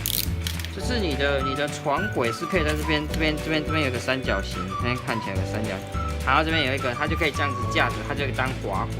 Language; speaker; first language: Chinese; native; Chinese